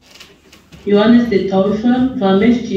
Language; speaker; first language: German; non-native, fluent; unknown